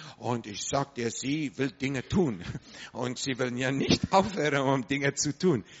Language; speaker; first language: German; non-native, fluent; English